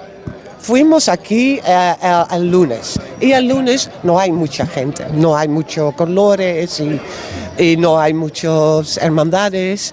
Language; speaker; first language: Spanish; non-native, learner; Dutch